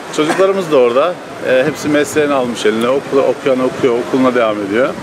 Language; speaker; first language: Turkish; native; Turkish